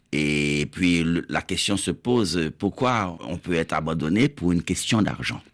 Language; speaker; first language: French; native; French